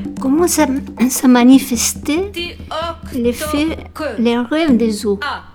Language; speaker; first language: French; non-native, fluent; Spanish